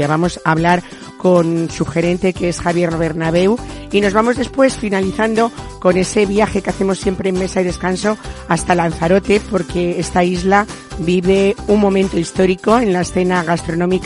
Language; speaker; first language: Spanish; native; Spanish